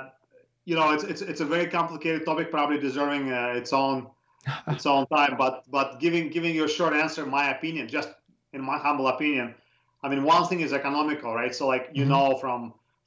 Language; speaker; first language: English; non-native, fluent; Russian